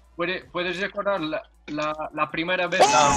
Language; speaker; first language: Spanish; non-native, learner; English